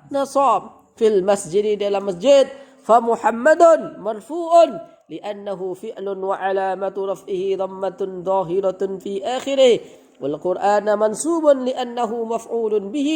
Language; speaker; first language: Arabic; non-native, fluent; Indonesian